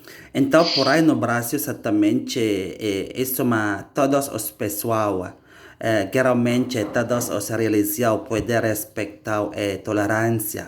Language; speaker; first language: Portuguese; non-native, learner; Indonesian